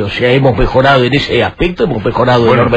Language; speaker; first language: Spanish; native; Spanish